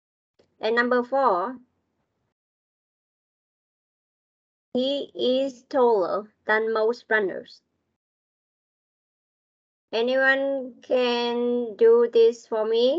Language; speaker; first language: English; non-native, learner; Vietnamese